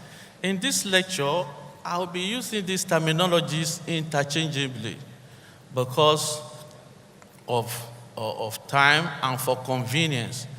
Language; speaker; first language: English; non-native, local second language; Yoruba